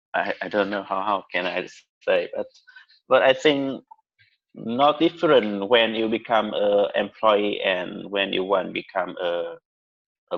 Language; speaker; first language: English; non-native, learner; Vietnamese